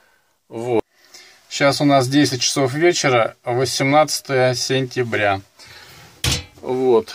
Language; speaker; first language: Russian; native; Russian